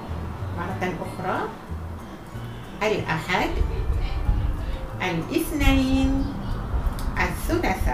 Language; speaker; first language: Arabic; non-native, fluent; Malay